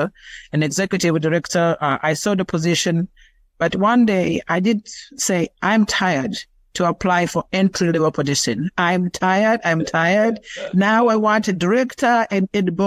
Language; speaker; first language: English; non-native, local second language; Kinyarwanda